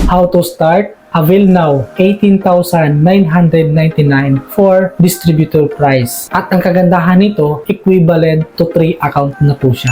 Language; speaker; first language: Filipino; non-native, local second language; Cebuano